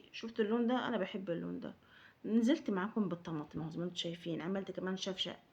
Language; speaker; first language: Arabic; native; Arabic